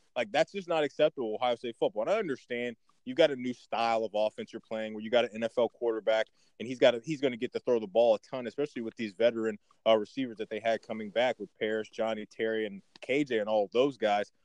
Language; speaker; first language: English; native; English